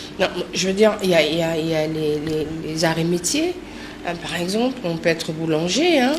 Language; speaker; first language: French; non-native, local second language; Lingala